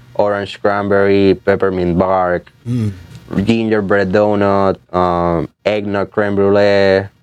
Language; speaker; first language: English; non-native, fluent; Spanish